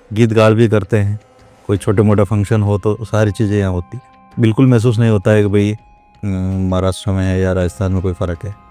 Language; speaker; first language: Hindi; non-native, local second language; Marwari